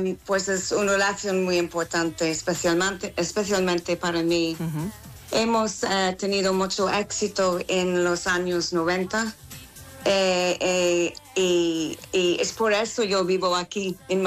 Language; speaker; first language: Spanish; non-native, learner; English